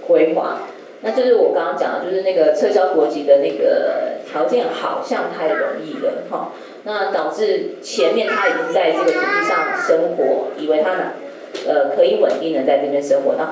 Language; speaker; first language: Chinese; native; Chinese